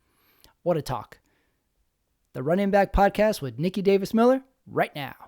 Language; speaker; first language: English; native; English